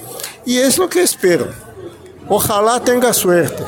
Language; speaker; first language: Spanish; non-native, learner; Portuguese